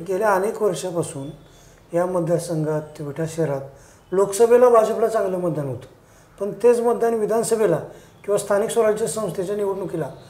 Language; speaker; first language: Marathi; native; Marathi